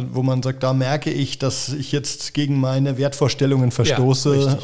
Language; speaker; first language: German; native; German